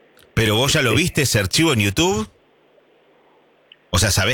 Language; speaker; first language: Spanish; native; Spanish